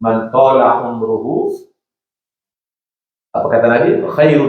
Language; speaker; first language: Indonesian; native; Indonesian